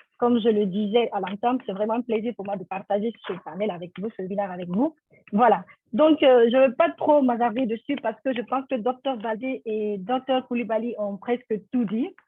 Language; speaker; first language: French; non-native, local second language; Fula